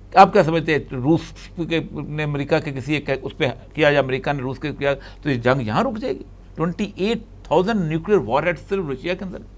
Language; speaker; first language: Hindi; native; Hindi